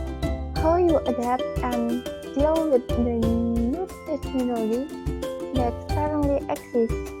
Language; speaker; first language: English; non-native, learner; Indonesian